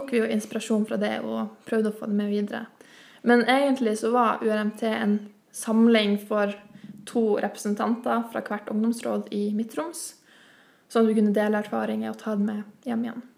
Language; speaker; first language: Norwegian; native; Norwegian